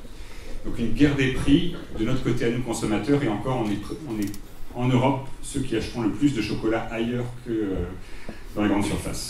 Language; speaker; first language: French; native; French